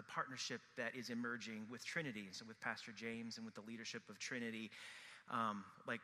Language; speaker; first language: English; native; English